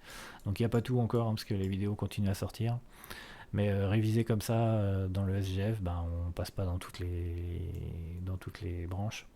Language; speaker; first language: French; native; French